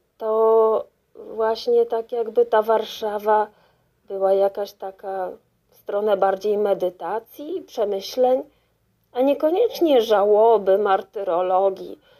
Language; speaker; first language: Polish; native; Polish